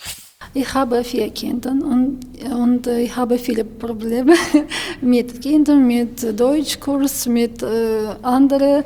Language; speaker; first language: German; non-native, learner; Ukrainian